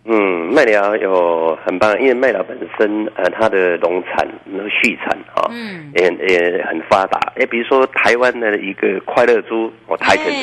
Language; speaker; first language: Chinese; native; Chinese